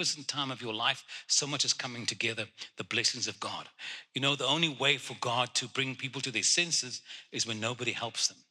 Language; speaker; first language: English; non-native, local second language; Afrikaans